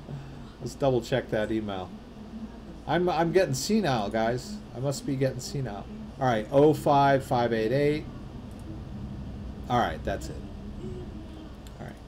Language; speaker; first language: English; native; English